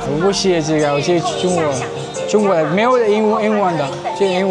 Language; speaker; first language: Chinese; non-native, learner; Urdu